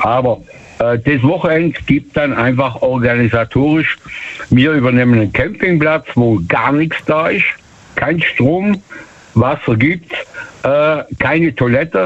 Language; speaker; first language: German; native; German